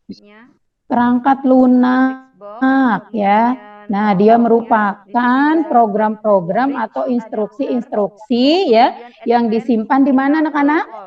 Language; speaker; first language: Indonesian; native; Indonesian